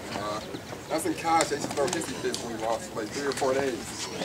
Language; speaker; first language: English; native; English